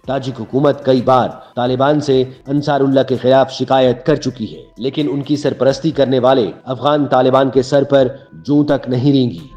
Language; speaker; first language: Urdu; native; Urdu